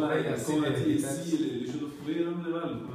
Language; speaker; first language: French; non-native, learner; Arabic